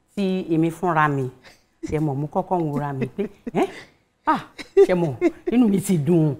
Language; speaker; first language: Yoruba; native; Yoruba